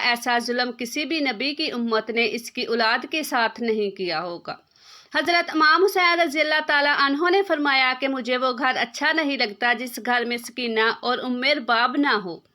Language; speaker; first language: Urdu; native; Urdu